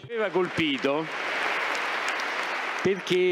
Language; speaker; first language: Italian; native; Italian